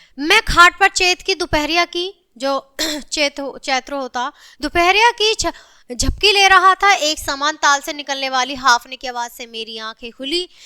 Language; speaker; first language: Hindi; native; Hindi